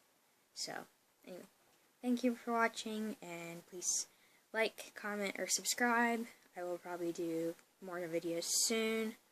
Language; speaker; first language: English; native; English